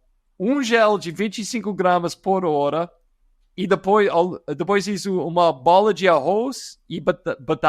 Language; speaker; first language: Portuguese; non-native, fluent; English